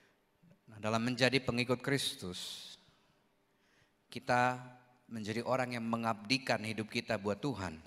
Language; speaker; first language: Indonesian; native; Indonesian